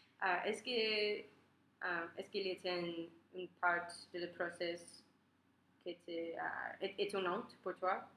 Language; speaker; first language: French; non-native, learner; English